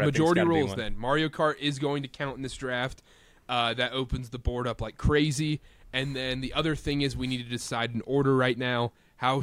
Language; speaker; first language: English; native; English